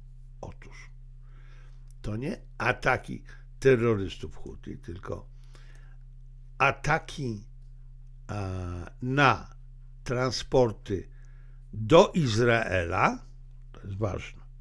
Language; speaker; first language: Polish; native; Polish